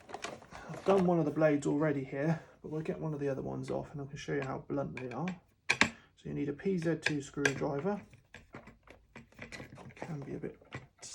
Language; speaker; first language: English; native; English